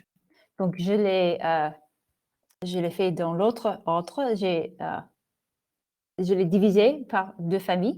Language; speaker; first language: French; non-native, fluent; English